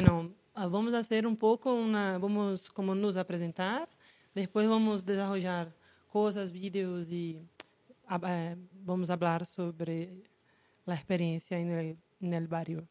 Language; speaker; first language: Spanish; non-native, learner; Portuguese